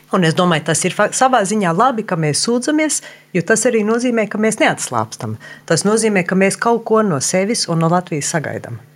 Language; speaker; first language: Latvian; early bilingual, heritage; Latvian